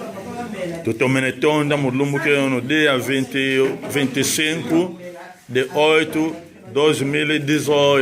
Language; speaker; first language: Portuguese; non-native, local second language; Kongo